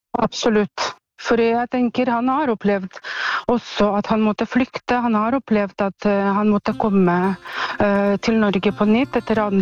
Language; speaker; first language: Norwegian; non-native, fluent; Ukrainian